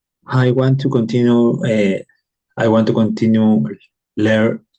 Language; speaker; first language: English; non-native, learner; Spanish